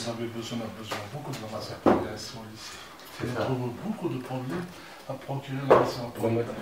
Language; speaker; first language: French; non-native, local second language; Arabic